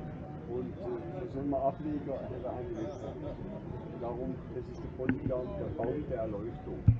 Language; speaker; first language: German; native; German